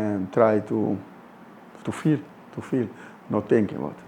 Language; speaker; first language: English; non-native, fluent; Dutch